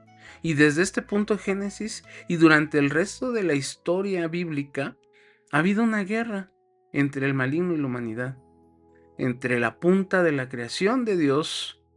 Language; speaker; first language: Spanish; native; Spanish